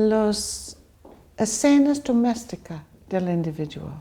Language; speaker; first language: Spanish; non-native, learner; English